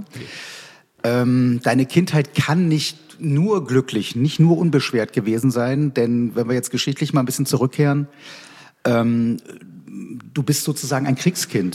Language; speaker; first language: German; native; German